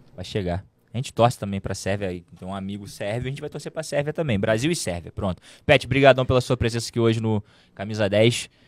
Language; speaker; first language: Portuguese; native; Portuguese